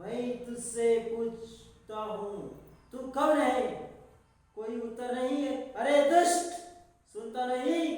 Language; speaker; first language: Hindi; non-native, local second language; Kannada